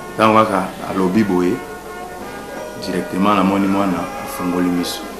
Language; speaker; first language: Lingala; native; Lingala